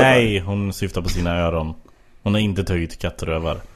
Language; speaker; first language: Swedish; native; Swedish